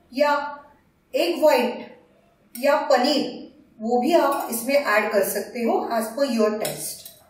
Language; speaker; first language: Hindi; native; Hindi